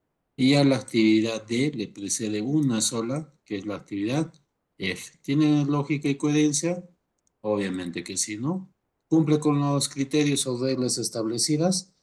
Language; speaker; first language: Spanish; native; Spanish